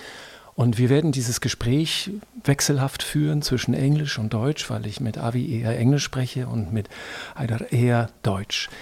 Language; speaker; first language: German; native; German